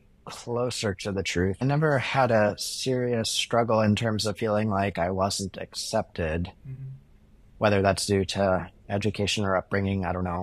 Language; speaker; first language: English; native; English